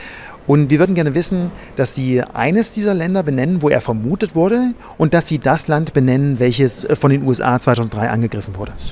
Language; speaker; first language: German; native; German